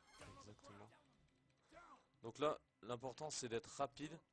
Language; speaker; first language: French; native; French